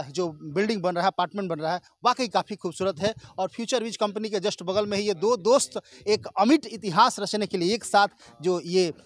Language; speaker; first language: Hindi; native; Hindi